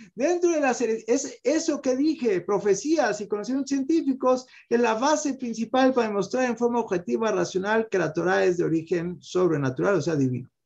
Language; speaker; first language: Spanish; native; Spanish